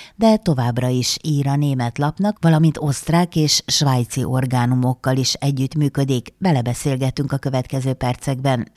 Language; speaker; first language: Hungarian; native; Hungarian